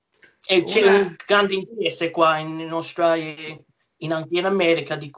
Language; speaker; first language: Italian; early bilingual, heritage; English